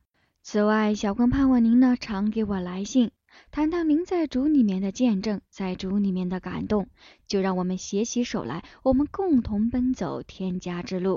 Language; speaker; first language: Chinese; native; Chinese